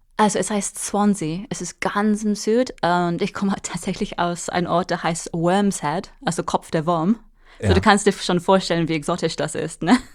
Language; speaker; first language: German; non-native, fluent; English